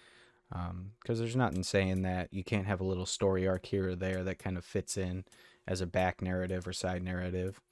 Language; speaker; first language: English; native; English